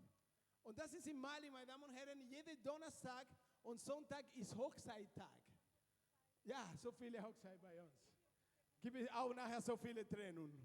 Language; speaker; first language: German; non-native, fluent; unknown